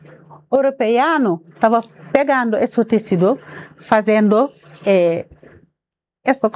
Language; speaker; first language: Portuguese; non-native, learner; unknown